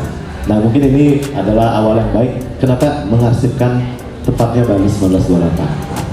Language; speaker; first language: Indonesian; native; Indonesian